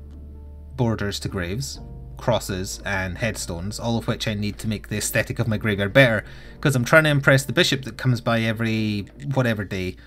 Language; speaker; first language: English; native; English